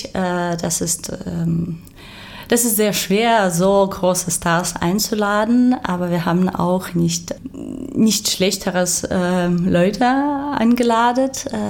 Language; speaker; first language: German; non-native, fluent; Ukrainian